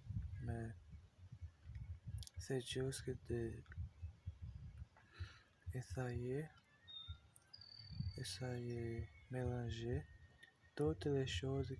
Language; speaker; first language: French; non-native, learner; Portuguese